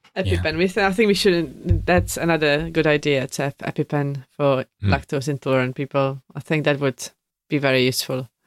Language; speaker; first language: English; non-native, fluent; Czech